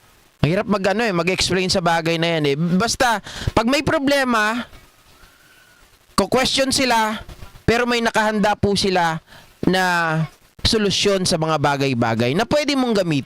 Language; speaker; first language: Filipino; native; Filipino